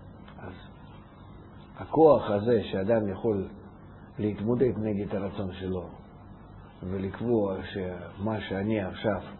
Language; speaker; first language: Hebrew; non-native, fluent; Russian